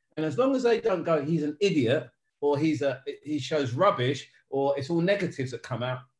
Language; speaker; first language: English; native; English